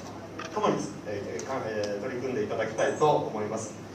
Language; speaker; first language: Japanese; native; Japanese